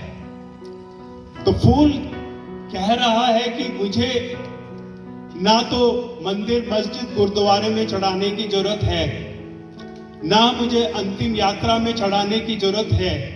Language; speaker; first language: Hindi; native; Hindi